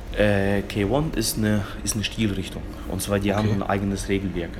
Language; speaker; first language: German; early bilingual, other home language; Russian